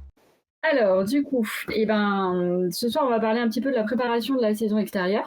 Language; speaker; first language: French; native; French